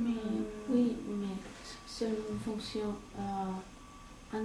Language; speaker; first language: French; non-native, learner; Spanish